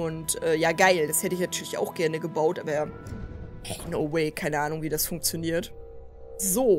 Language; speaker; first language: German; native; German